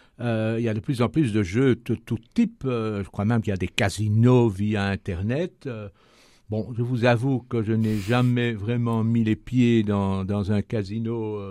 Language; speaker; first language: French; native; French